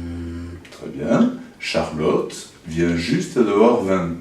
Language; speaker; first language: French; native; French